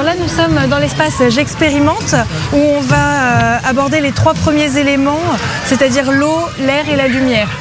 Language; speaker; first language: French; native; French